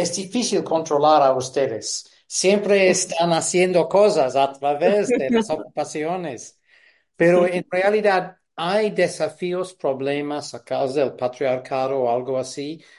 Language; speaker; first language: Spanish; non-native, fluent; English